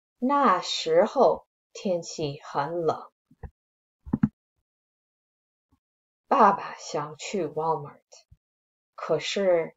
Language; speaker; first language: Chinese; non-native, fluent; English